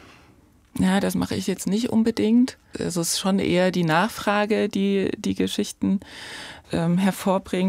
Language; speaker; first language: German; native; German